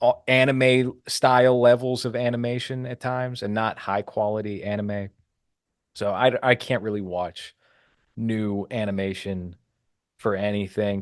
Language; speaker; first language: English; native; English